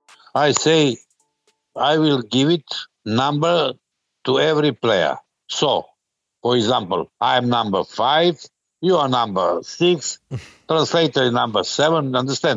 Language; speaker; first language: English; non-native, learner; Serbian